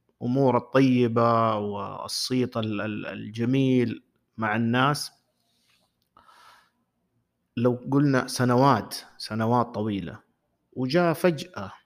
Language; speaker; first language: Arabic; native; Arabic